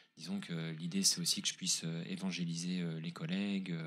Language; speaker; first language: French; native; French